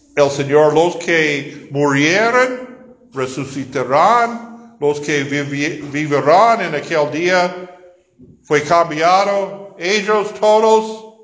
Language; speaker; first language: Spanish; non-native, fluent; English